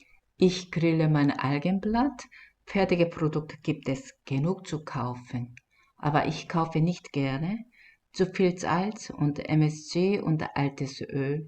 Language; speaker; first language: German; non-native, fluent; Korean